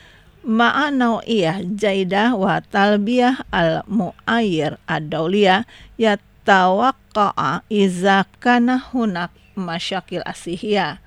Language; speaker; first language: Arabic; non-native, fluent; Indonesian